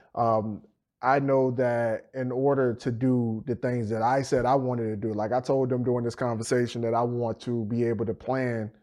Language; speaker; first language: English; native; English